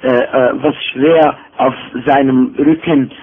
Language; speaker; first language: German; non-native, fluent; Arabic